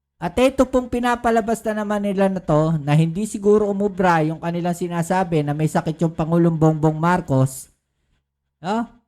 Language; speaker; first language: Filipino; native; Filipino